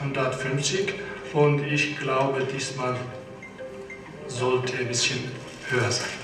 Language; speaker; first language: German; non-native, fluent; Persian